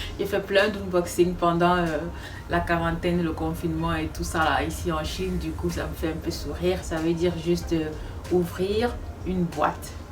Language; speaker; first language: French; non-native, local second language; Fula